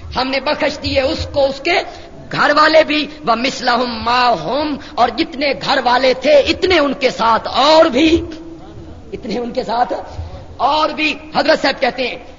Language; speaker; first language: Urdu; non-native, local second language; Punjabi